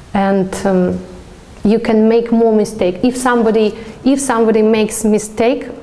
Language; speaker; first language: English; non-native, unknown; Russian